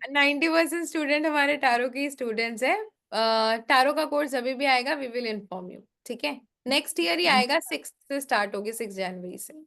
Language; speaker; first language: Hindi; native; Hindi